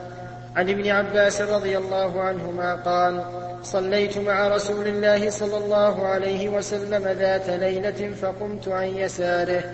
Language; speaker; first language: Arabic; native; Arabic